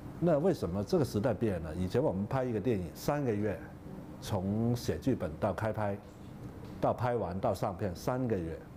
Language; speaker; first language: Chinese; non-native, local second language; Cantonese